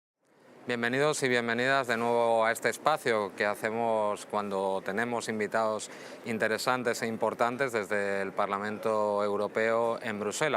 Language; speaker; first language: Spanish; native; Spanish